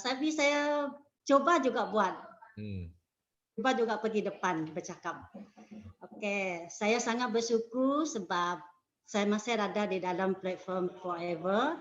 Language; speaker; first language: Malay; non-native, local second language; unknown